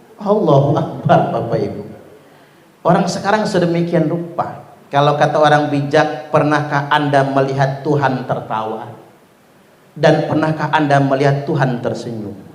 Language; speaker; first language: Indonesian; non-native, local second language; Malay